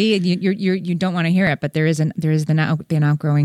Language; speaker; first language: English; native; English